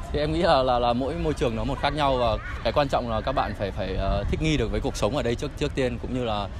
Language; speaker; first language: Vietnamese; early bilingual, heritage; Vietnamese